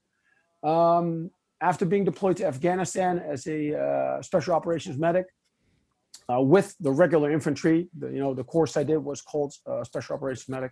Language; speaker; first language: English; non-native, fluent; Dutch